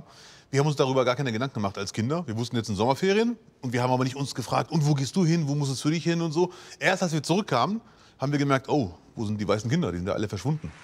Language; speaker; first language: German; early bilingual, other home language; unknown